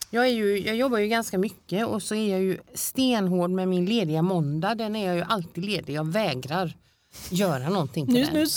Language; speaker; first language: Swedish; native; Swedish